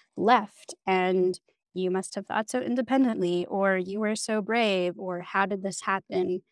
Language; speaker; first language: English; native; English